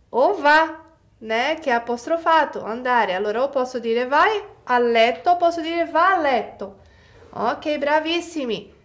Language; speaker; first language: Italian; non-native, fluent; Portuguese